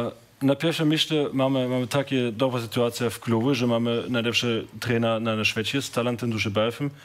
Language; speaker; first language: Polish; non-native, learner; German